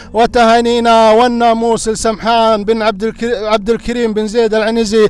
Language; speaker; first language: Arabic; native; Arabic